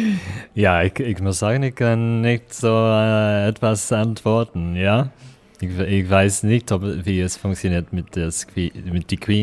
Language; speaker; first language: German; non-native, fluent; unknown